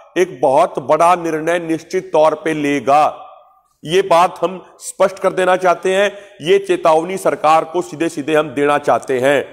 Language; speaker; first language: Hindi; non-native, local second language; Punjabi